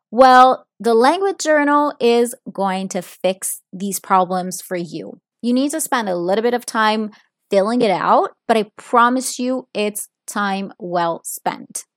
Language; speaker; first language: English; non-native, fluent; Italian